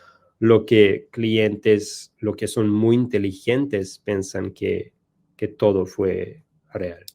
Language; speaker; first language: Spanish; non-native, learner; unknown